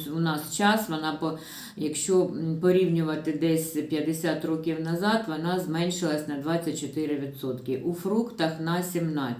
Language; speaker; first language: Ukrainian; non-native, local second language; Russian